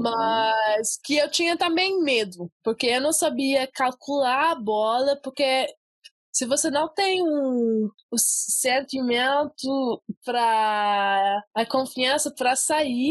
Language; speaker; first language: Portuguese; early bilingual, heritage; Portuguese